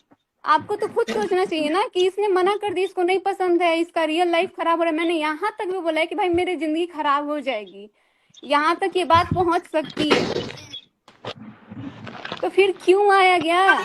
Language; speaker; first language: Hindi; native; Hindi